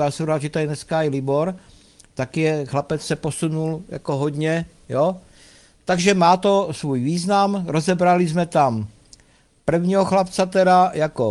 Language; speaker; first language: Czech; native; Czech